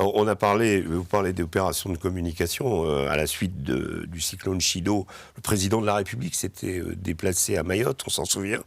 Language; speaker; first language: French; native; French